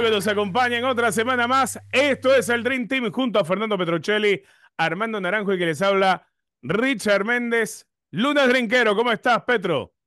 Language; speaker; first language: Spanish; native; Spanish